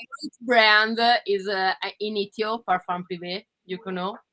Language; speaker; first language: English; non-native, learner; Italian